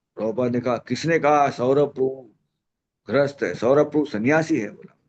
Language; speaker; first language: Hindi; non-native, local second language; Marathi